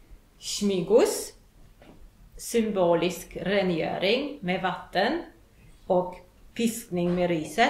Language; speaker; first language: Swedish; non-native, fluent; Polish